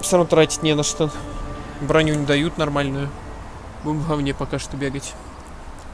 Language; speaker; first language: Russian; native; Russian